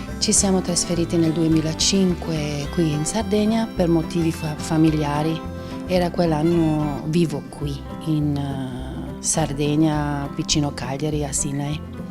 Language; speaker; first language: Italian; non-native, fluent; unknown